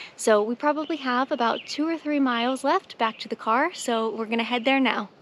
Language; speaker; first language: English; native; English